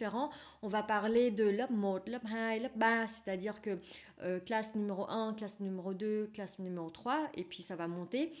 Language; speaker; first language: French; non-native, fluent; Vietnamese